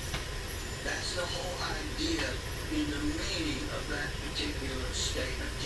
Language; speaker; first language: English; native; English